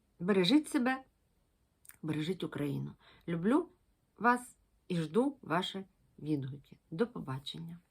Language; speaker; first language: Ukrainian; non-native, local second language; Russian